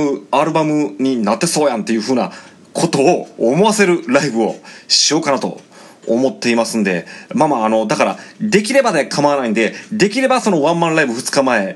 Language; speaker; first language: Japanese; native; Japanese